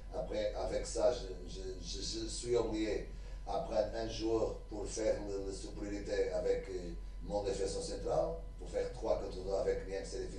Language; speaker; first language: French; non-native, learner; Portuguese